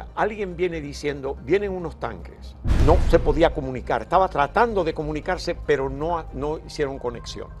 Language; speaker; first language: Spanish; native; Spanish